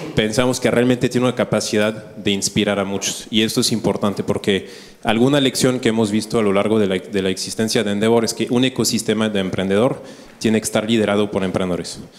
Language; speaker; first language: Spanish; non-native, fluent; French